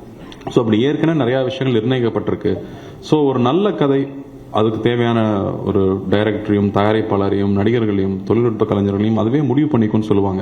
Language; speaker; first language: Tamil; native; Tamil